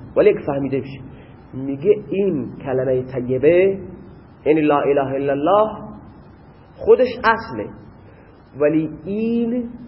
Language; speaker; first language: Persian; non-native, local second language; Baluchi